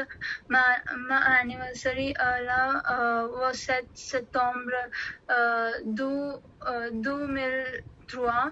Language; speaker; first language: French; non-native, learner; Odia